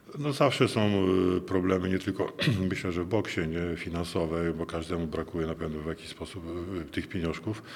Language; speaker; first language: Polish; native; Polish